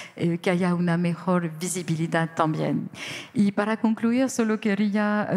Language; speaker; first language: Spanish; non-native, fluent; French